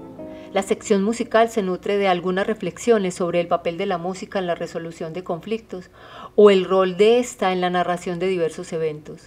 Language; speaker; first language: Spanish; native; Spanish